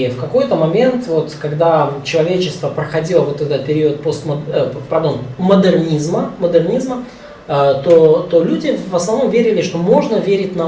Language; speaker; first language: Russian; native; Russian